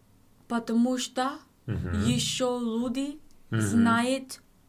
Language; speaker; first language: Russian; non-native, learner; English